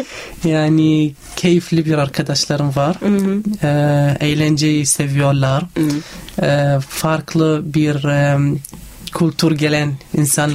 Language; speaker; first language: Turkish; non-native, fluent; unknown